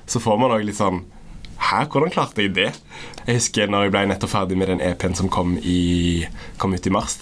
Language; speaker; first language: Norwegian; native; Norwegian